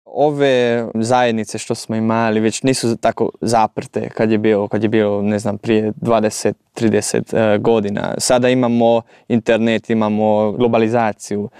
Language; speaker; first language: Croatian; native; Croatian